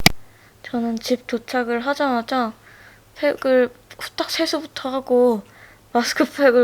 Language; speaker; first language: Korean; native; Korean